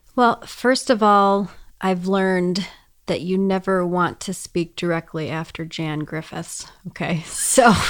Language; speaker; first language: English; native; English